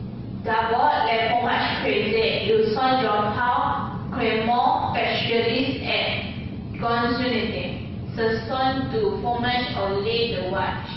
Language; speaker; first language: French; non-native, learner; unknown